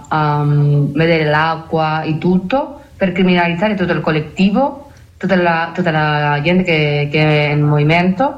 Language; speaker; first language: Italian; non-native, learner; Spanish